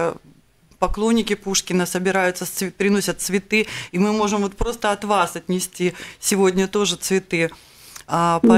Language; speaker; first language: Russian; native; Russian